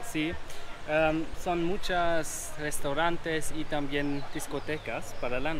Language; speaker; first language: Spanish; non-native, learner; German